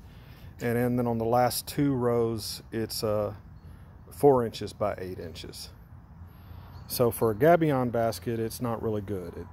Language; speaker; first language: English; native; English